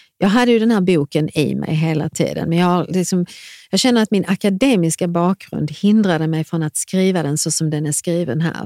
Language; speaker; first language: Swedish; early bilingual, other home language; Serbian